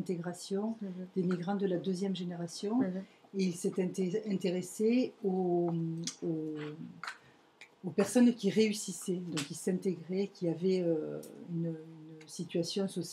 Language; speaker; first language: French; native; French